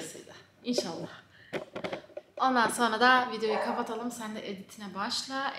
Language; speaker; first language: Turkish; native; Turkish